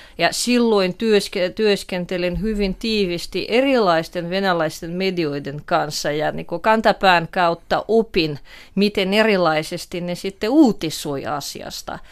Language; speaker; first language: Finnish; non-native, fluent; Russian